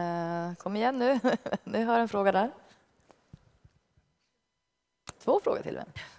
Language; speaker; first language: Swedish; native; Swedish